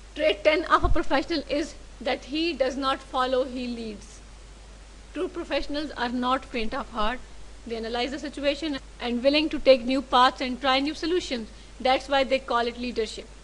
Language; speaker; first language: English; non-native, local second language; Urdu